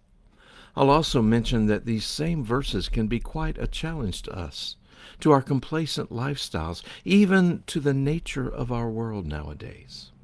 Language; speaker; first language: English; native; English